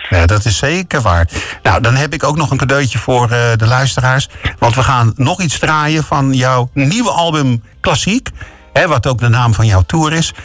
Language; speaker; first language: Dutch; native; Dutch